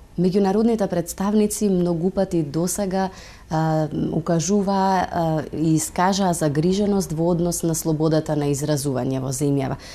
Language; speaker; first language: Macedonian; native; Macedonian